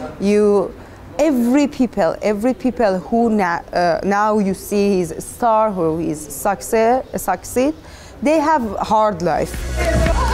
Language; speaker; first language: English; non-native, learner; Persian